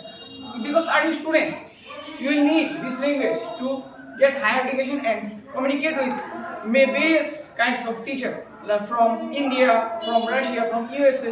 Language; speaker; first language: English; non-native, learner; Bangla